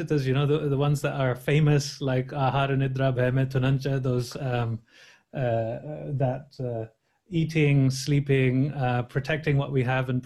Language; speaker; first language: English; native; English